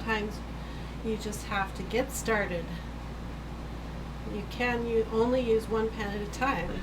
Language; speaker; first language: English; native; English